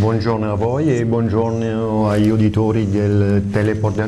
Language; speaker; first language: Italian; early bilingual, heritage; French